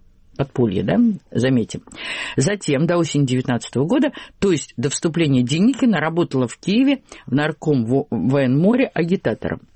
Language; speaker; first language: Russian; native; Russian